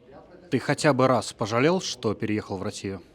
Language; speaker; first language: Russian; native; Russian